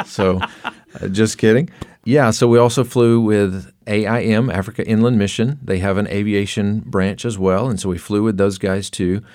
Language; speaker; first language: English; native; English